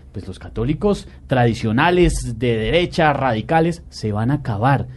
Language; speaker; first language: Spanish; native; Spanish